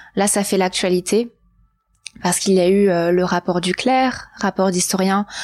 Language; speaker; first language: French; native; French